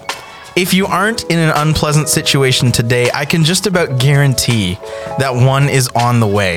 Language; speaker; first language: English; native; English